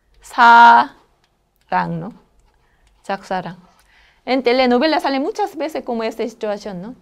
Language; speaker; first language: Spanish; non-native, learner; Korean